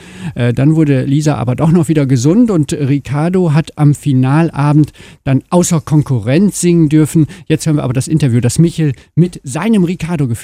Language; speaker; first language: German; native; German